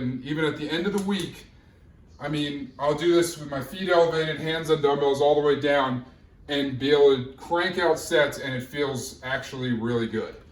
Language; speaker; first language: English; native; English